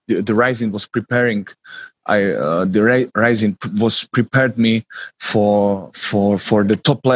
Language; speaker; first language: English; non-native, learner; Czech